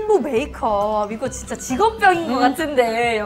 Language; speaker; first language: Korean; non-native, fluent; Thai